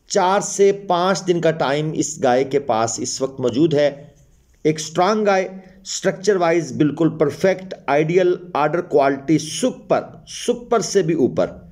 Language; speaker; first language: Urdu; non-native, local second language; Punjabi